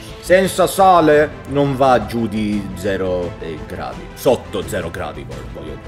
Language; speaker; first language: Italian; non-native, learner; Swedish